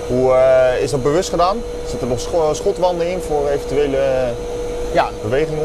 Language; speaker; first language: Dutch; native; Dutch